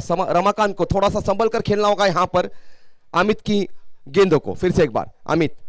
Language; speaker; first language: Hindi; non-native, local second language; Marathi